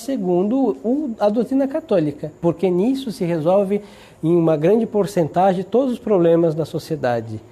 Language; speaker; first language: Portuguese; native; Portuguese